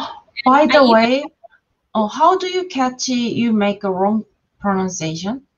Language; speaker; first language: English; non-native, learner; Korean